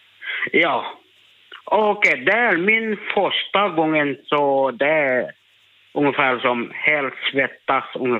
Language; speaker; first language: Swedish; non-native, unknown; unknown